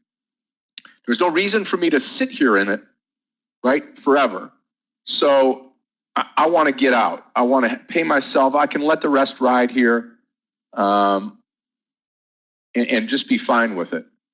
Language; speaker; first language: English; native; English